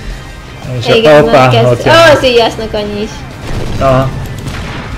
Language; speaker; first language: Hungarian; native; Hungarian